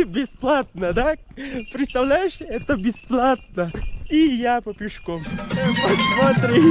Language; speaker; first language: Russian; non-native, learner; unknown